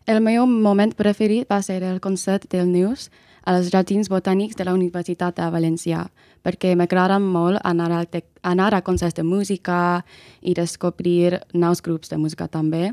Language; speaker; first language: Catalan; non-native, learner; English